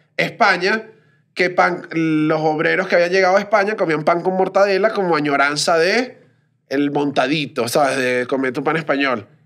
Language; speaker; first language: Spanish; native; Spanish